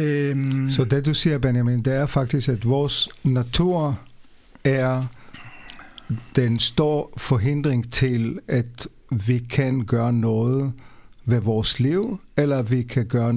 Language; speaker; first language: Danish; non-native, fluent; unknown